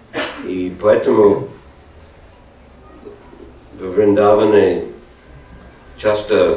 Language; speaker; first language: Russian; non-native, learner; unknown